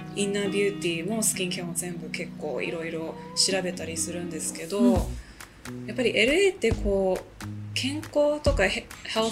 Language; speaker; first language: Japanese; non-native, fluent; English